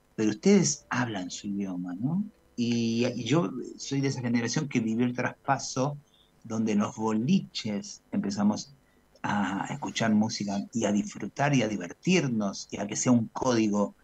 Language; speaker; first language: Spanish; native; Spanish